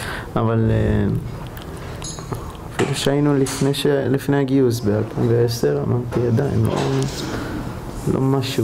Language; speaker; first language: Hebrew; early bilingual, heritage; Hebrew